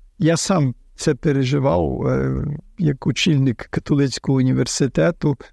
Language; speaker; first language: Ukrainian; early bilingual, heritage; Ukrainian